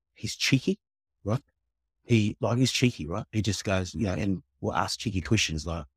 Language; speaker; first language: English; native; English